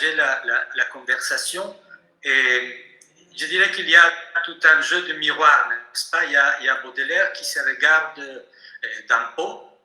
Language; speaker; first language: French; non-native, fluent; Spanish